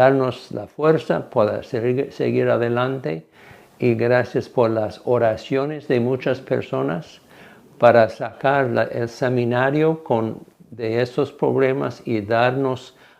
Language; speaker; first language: Spanish; non-native, fluent; English